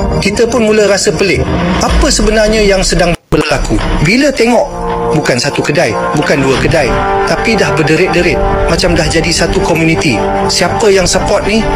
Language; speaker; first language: Malay; native; Malay